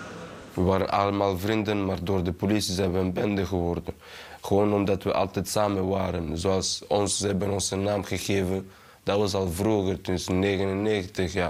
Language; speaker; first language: Dutch; early bilingual, other home language; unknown